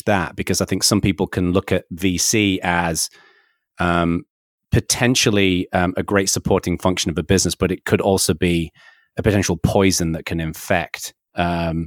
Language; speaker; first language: English; native; English